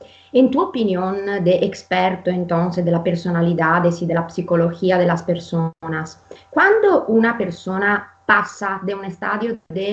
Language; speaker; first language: Spanish; non-native, fluent; Italian